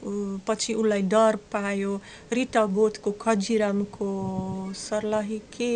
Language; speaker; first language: Nepali; non-native, learner; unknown